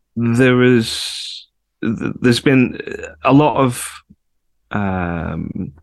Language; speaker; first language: English; native; English